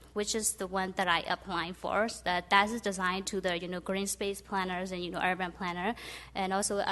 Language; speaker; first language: English; non-native, fluent; Burmese